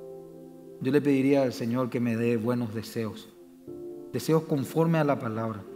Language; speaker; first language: Spanish; native; Spanish